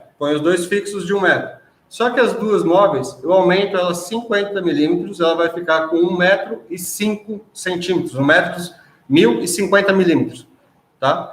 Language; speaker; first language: Portuguese; native; Portuguese